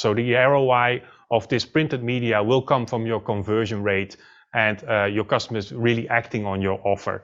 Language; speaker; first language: English; non-native, fluent; Dutch